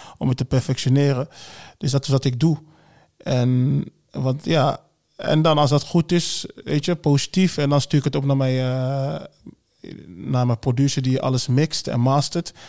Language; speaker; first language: Dutch; early bilingual, other home language; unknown